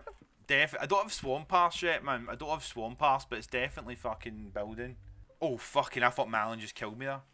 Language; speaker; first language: English; native; English